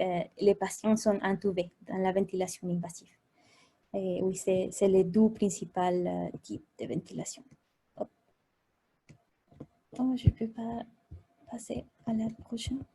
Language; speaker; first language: French; non-native, fluent; Spanish